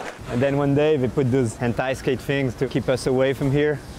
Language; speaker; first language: English; non-native, fluent; French